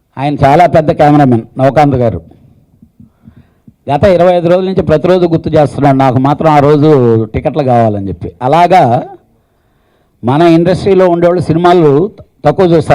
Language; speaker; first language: Telugu; native; Telugu